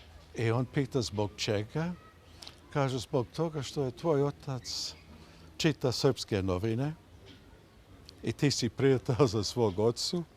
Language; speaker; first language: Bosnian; early bilingual, heritage; Bosnian